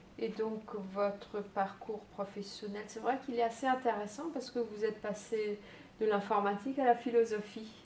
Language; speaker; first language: French; native; French